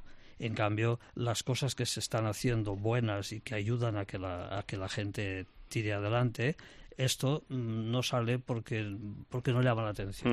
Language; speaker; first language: Spanish; non-native, local second language; Catalan